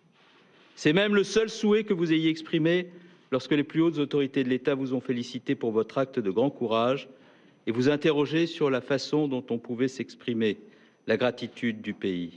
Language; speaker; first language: French; native; French